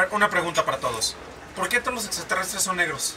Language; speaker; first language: Spanish; native; Spanish